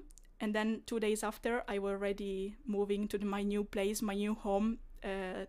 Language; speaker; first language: English; non-native, fluent; Italian